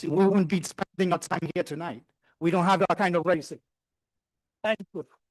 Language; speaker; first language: English; non-native, fluent; Portuguese